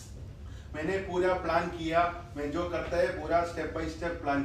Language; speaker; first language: Hindi; non-native, fluent; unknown